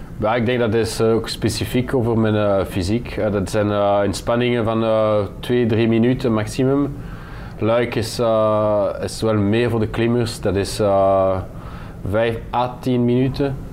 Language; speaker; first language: Dutch; non-native, local second language; French